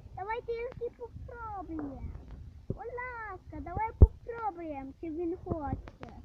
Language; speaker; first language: Ukrainian; native; Ukrainian